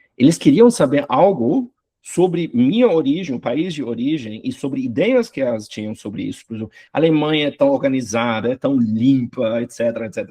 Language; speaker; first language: Portuguese; non-native, fluent; German